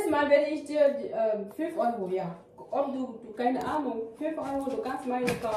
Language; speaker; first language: German; non-native, learner; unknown